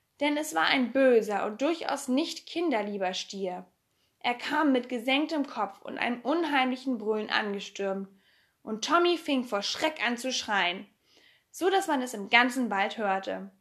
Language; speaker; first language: German; native; German